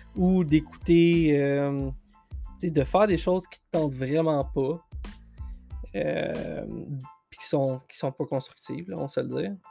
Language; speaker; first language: French; native; French